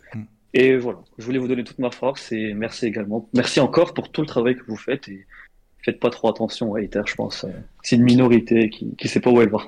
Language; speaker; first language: French; non-native, local second language; Arabic